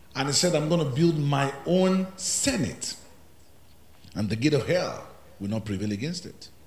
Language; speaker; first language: English; non-native, local second language; Yoruba